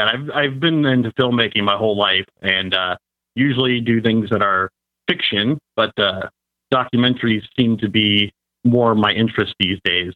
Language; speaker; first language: English; native; English